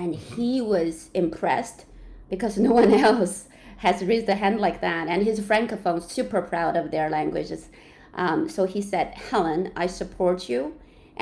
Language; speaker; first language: English; non-native, fluent; Chinese